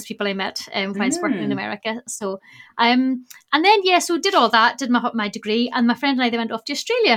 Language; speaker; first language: English; native; English